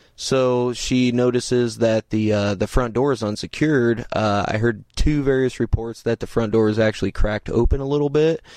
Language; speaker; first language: English; native; English